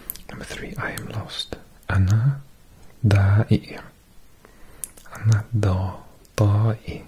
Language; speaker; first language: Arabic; non-native, learner; English